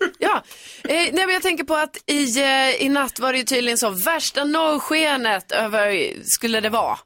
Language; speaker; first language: Swedish; native; Swedish